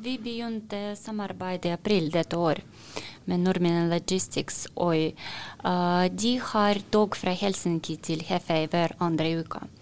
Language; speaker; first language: Norwegian; non-native, learner; Russian